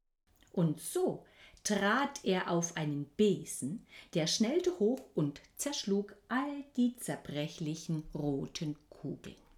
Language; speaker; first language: German; native; German